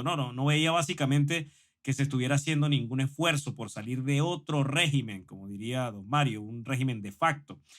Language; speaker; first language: Spanish; native; Spanish